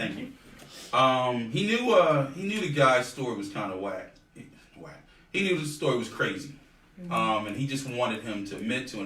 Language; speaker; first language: English; native; English